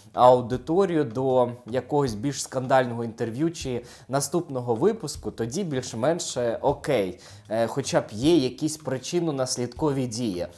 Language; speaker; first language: Ukrainian; native; Ukrainian